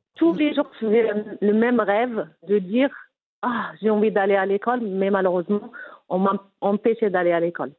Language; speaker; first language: French; non-native, local second language; Arabic